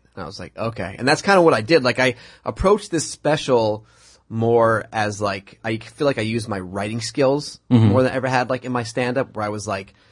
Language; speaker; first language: English; native; English